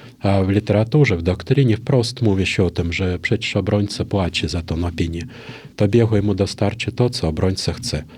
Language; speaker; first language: Polish; non-native, fluent; Russian